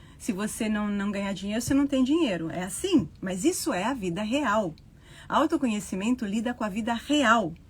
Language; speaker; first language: Portuguese; non-native, fluent; Italian